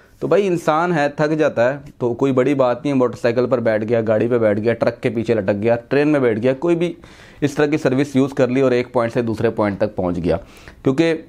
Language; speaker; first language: Urdu; non-native, local second language; Punjabi